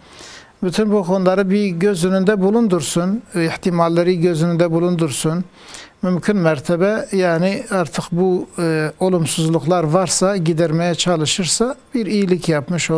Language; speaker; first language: Turkish; non-native, local second language; Kurdish